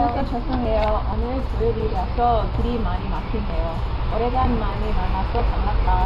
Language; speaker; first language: Korean; non-native, learner; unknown